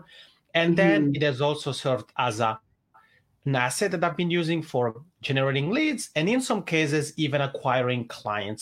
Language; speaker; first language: English; non-native, fluent; Italian